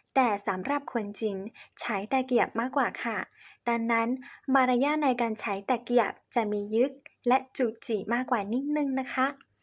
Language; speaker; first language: Thai; non-native, fluent; Chinese